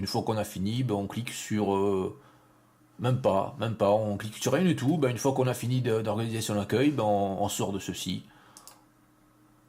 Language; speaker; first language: French; native; French